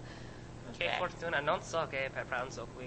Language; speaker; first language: Italian; non-native, learner; English